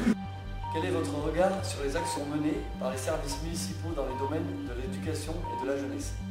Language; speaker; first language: French; native; French